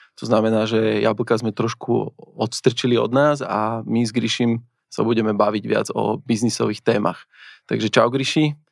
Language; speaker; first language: Slovak; native; Slovak